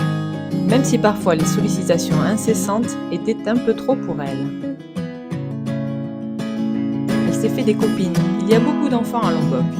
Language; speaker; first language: French; native; French